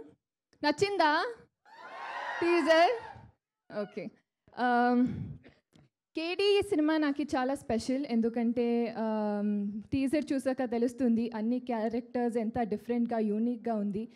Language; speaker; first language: Telugu; non-native, learner; Kannada